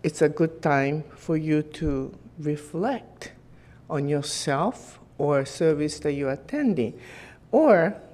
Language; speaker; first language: English; non-native, fluent; Japanese